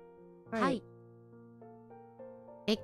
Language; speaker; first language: Japanese; non-native, learner; Korean